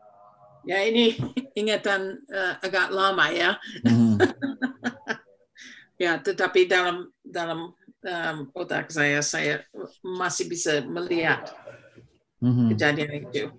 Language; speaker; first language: Indonesian; non-native, fluent; English